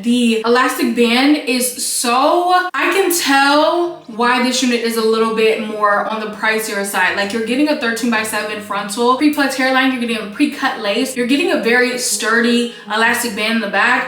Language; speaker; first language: English; native; English